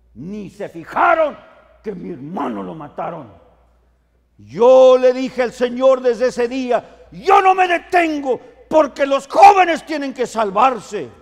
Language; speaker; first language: Spanish; early bilingual, heritage; Spanish